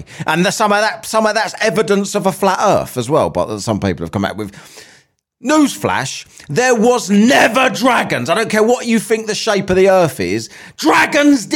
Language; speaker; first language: English; native; English